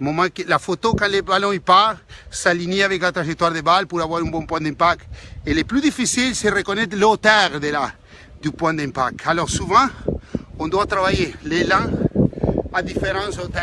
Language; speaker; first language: French; non-native, fluent; Spanish